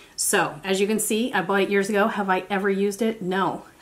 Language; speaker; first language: English; native; English